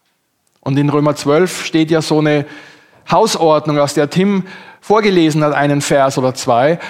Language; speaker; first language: German; native; German